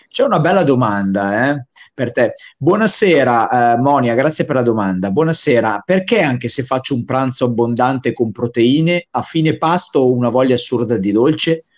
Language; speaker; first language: Italian; native; Italian